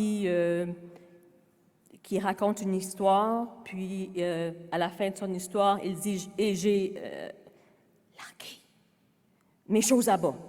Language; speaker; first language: French; native; French